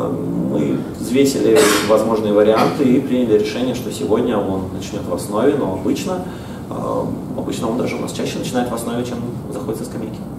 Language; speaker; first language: Russian; native; Russian